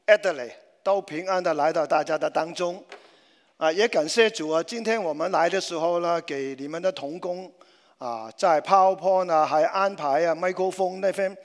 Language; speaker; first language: Chinese; non-native, local second language; Cantonese